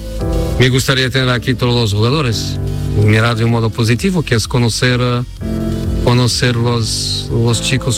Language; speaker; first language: Spanish; non-native, fluent; Portuguese